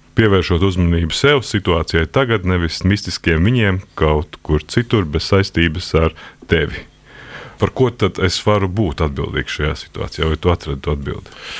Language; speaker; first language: Latvian; native; Latvian